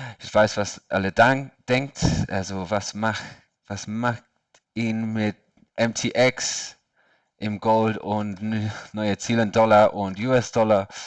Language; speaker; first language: German; non-native, learner; English